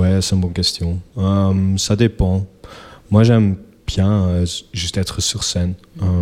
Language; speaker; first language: French; non-native, local second language; Dutch